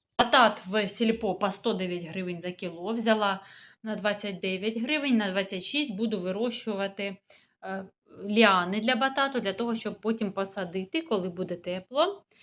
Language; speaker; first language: Ukrainian; non-native, local second language; Russian